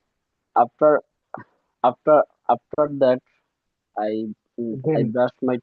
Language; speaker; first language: English; non-native, learner; Bangla